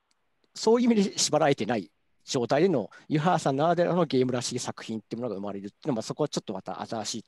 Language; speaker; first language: Japanese; native; Japanese